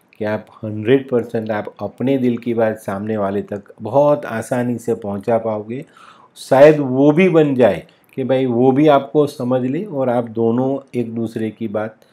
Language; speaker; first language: Hindi; non-native, local second language; Gujarati